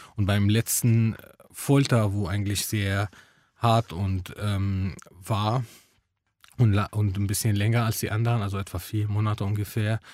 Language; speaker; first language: German; non-native, fluent; Arabic